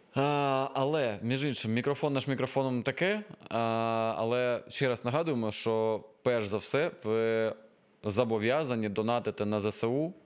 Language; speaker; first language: Ukrainian; non-native, local second language; Russian